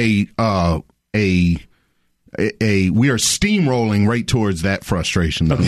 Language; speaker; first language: English; native; English